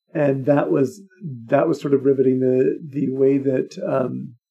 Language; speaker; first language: English; native; English